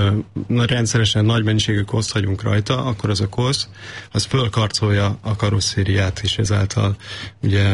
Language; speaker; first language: Hungarian; native; Hungarian